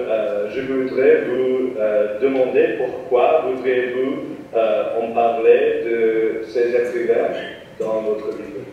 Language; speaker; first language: French; non-native, fluent; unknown